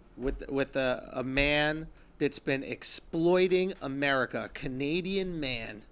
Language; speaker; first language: English; native; English